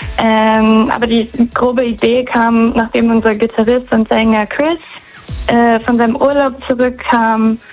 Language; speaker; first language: German; non-native, fluent; Portuguese